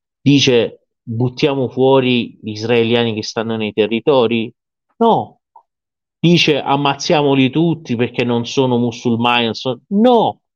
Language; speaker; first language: Italian; non-native, fluent; Persian